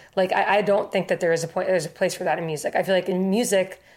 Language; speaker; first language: English; native; English